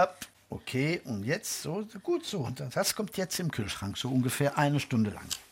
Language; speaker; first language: German; non-native, fluent; French